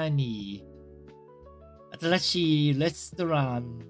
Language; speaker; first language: Japanese; non-native, learner; English